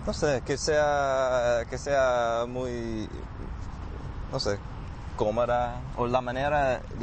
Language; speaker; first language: Spanish; non-native, fluent; English